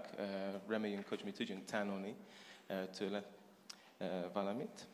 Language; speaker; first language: Hungarian; non-native, learner; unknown